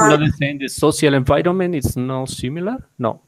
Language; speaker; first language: English; non-native, learner; Spanish